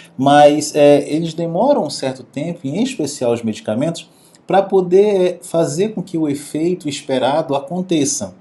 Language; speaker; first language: Portuguese; native; Portuguese